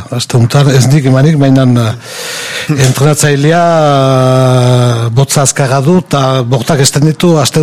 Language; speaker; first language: Basque; native; Basque